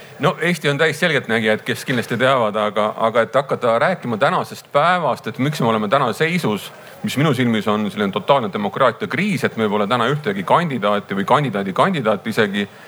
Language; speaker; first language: Estonian; native; Estonian